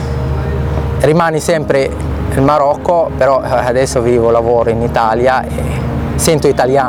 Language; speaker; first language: Italian; non-native, fluent; Arabic